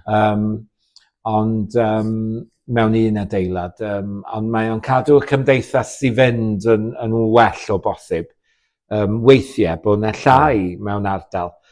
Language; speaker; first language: Welsh; native; Welsh